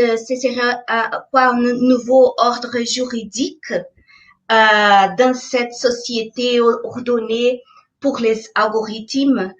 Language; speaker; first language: French; non-native, fluent; Portuguese